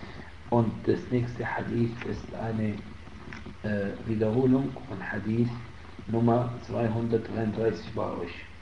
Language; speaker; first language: German; non-native, fluent; Arabic